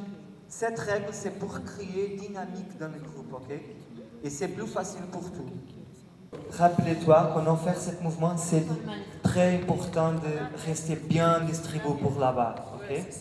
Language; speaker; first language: French; non-native, learner; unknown